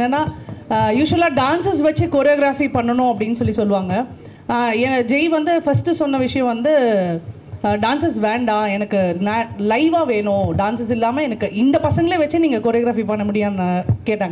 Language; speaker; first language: Tamil; native; Tamil